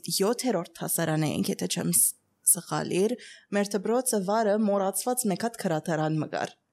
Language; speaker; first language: Armenian; early bilingual, heritage; Armenian